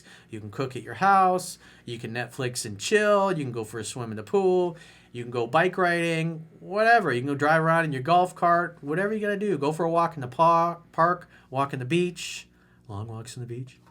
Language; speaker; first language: English; native; English